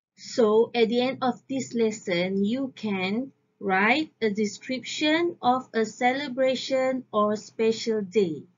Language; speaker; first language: English; non-native, local second language; Malay